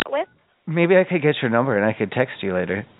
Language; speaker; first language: English; native; English